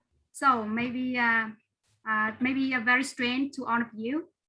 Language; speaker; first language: English; non-native, learner; Vietnamese